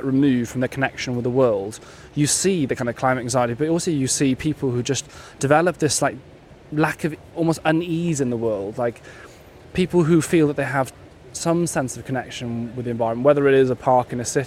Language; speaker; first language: English; native; English